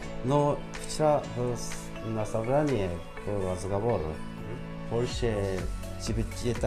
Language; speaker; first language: Russian; non-native, learner; Korean